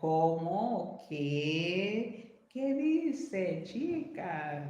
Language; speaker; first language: Spanish; non-native, learner; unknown